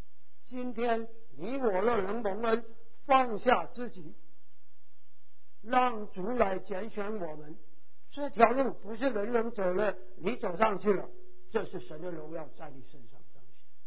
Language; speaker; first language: Chinese; native; Chinese